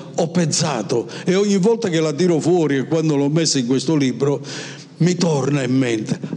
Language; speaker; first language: Italian; native; Italian